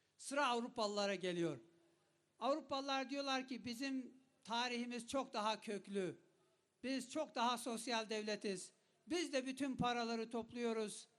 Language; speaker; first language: Turkish; non-native, local second language; Kurdish